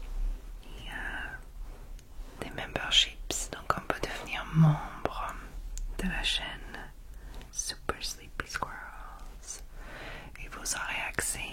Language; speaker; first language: French; non-native, fluent; English